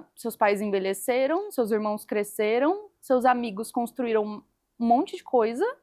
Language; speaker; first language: Portuguese; native; Portuguese